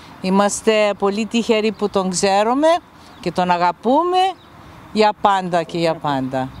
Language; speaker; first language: Greek; early bilingual, heritage; English